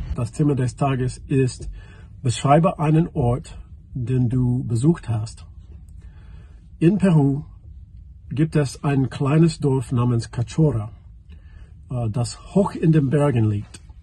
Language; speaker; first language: German; non-native, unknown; English